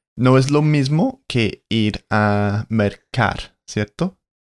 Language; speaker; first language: Spanish; non-native, fluent; English